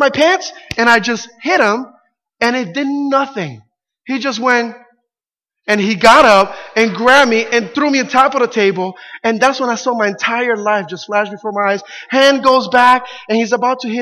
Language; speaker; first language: English; early bilingual, other home language; Spanish